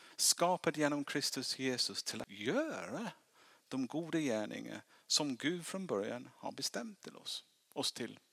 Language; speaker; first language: Swedish; non-native, fluent; English